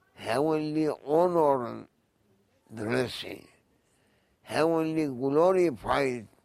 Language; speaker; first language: English; non-native, fluent; Turkish